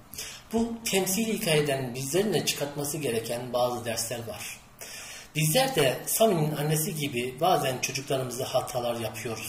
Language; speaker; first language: Turkish; native; Turkish